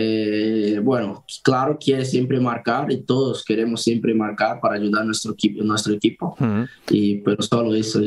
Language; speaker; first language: Spanish; non-native, fluent; Portuguese